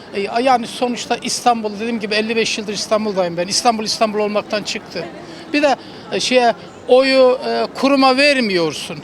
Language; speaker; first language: Turkish; native; Turkish